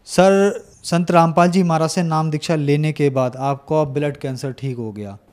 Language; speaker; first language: Hindi; native; Hindi